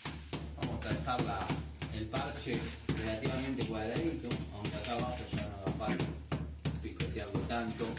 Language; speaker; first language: Spanish; native; Spanish